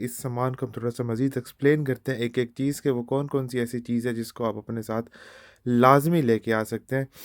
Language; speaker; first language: Urdu; native; Urdu